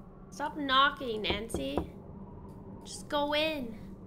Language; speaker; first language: English; native; English